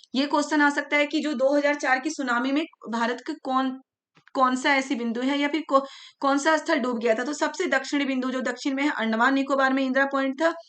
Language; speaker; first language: Hindi; native; Hindi